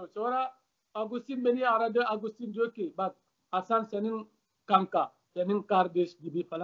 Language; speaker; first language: Turkish; non-native, learner; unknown